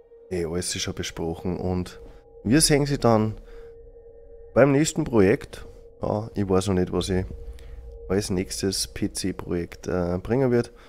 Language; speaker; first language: German; native; German